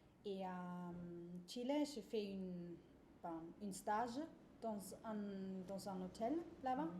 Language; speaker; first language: French; non-native, fluent; German